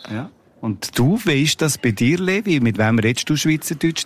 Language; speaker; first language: German; native; German